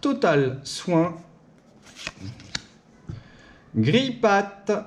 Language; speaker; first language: French; native; French